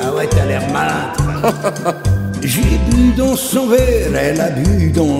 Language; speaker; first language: French; native; French